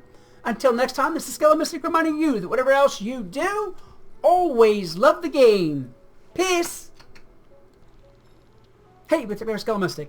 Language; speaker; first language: English; native; English